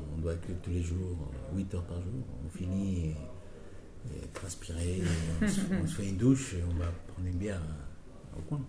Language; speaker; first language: French; non-native, fluent; Spanish